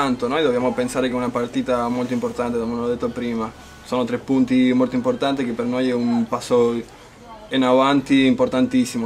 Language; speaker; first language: Italian; non-native, fluent; Spanish